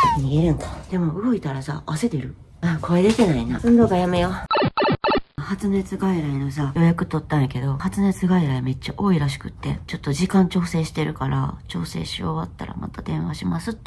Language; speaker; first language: Japanese; native; Japanese